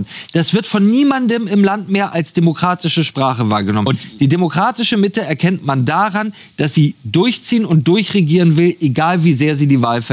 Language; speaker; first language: German; native; German